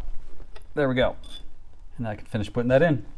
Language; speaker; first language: English; native; English